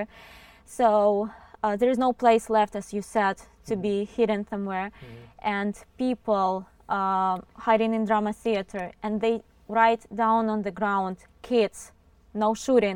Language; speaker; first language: English; non-native, fluent; Ukrainian